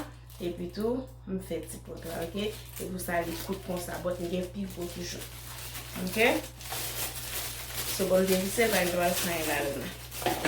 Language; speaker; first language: French; non-native, learner; Haitian Creole